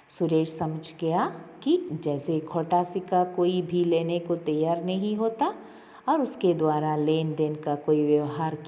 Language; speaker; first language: Hindi; non-native, local second language; Malayalam